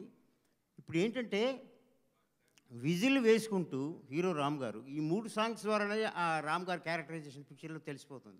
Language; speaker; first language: Telugu; native; Telugu